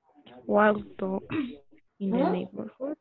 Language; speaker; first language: English; non-native, learner; Spanish